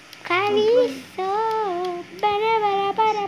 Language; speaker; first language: Italian; native; Italian